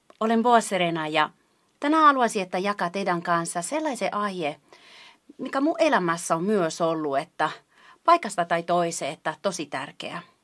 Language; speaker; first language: Finnish; non-native, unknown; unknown